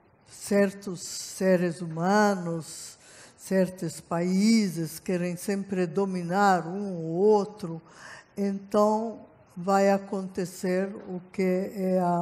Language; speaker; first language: Portuguese; non-native, fluent; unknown